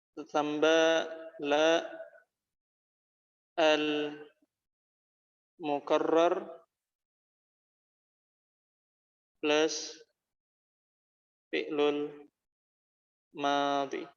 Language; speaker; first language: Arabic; non-native, fluent; Indonesian